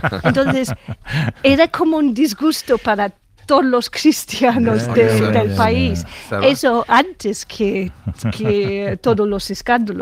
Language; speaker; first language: Spanish; non-native, fluent; English